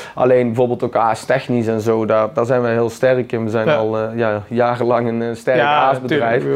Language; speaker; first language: Dutch; native; Dutch